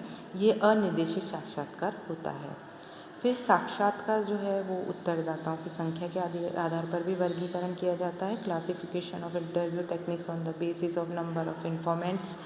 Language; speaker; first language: Hindi; native; Hindi